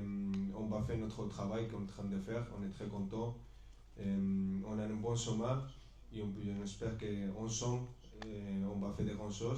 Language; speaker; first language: French; non-native, fluent; Spanish